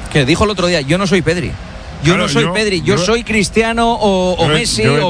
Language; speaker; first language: Spanish; native; Spanish